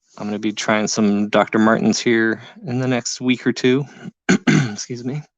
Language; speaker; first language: English; native; English